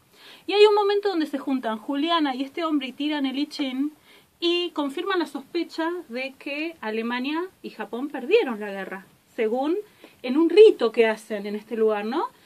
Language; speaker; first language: Spanish; native; Spanish